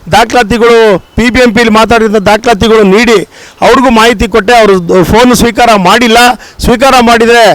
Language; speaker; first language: Kannada; native; Kannada